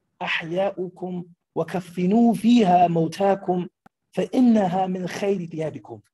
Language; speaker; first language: Arabic; non-native, fluent; English